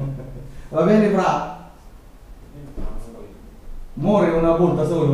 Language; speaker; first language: Italian; non-native, learner; Filipino